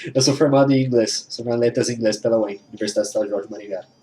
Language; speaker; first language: Portuguese; native; Portuguese